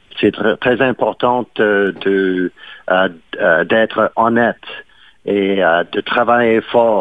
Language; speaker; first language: French; non-native, fluent; English